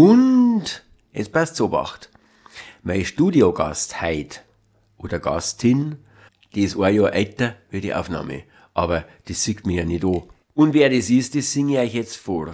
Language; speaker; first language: German; native; German